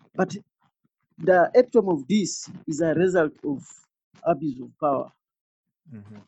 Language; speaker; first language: English; non-native, local second language; Ganda